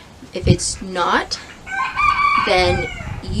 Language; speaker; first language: English; native; English